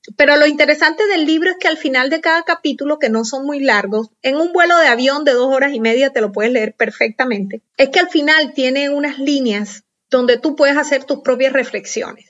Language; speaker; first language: Spanish; native; Spanish